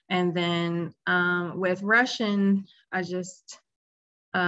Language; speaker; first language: English; native; English